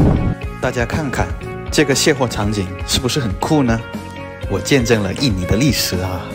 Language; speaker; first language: Chinese; non-native, fluent; Indonesian